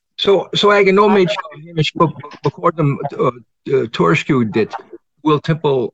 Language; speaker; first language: Irish; non-native, fluent; English